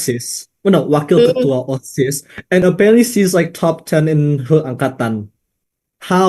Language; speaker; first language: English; non-native, fluent; Indonesian